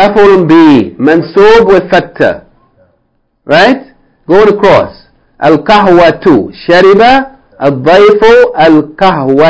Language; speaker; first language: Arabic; non-native, fluent; English